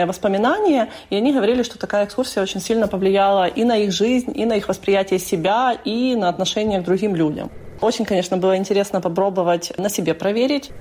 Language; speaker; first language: Russian; native; Russian